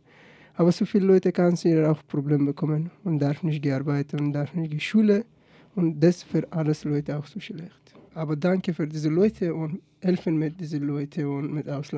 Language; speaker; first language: German; non-native, learner; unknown